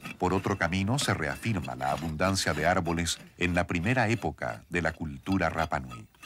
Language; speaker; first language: Spanish; native; Spanish